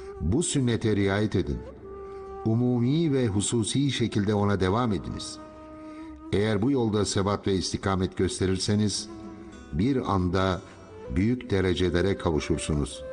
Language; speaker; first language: Turkish; native; Turkish